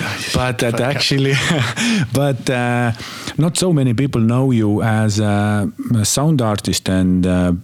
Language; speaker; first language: English; non-native, fluent; Estonian